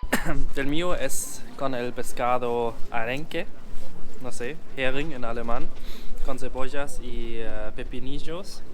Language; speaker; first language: Spanish; non-native, learner; German